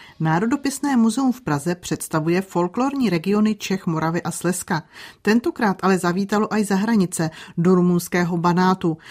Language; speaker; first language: Czech; native; Czech